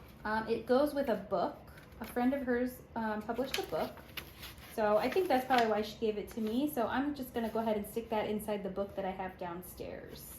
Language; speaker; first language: English; native; English